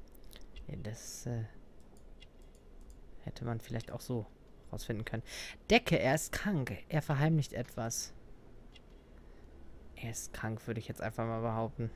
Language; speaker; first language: German; native; German